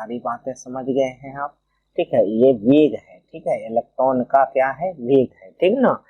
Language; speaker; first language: Hindi; native; Hindi